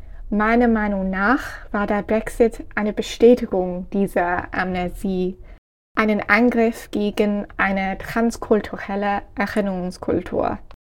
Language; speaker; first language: German; non-native, fluent; English